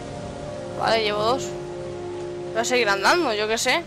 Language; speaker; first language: Spanish; native; Spanish